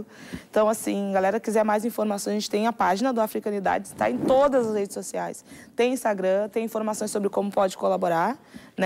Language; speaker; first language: Portuguese; native; Portuguese